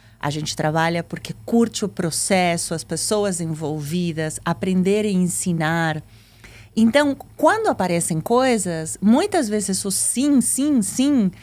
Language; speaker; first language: Portuguese; non-native, fluent; Spanish